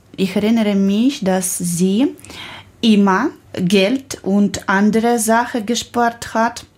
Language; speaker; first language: German; non-native, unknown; Ukrainian